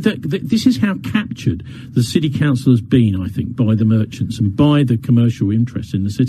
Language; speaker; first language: English; native; English